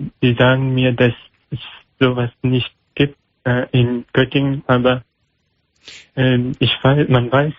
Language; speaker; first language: German; non-native, learner; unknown